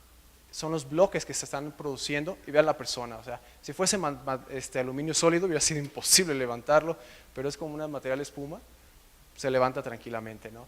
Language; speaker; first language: Spanish; native; Spanish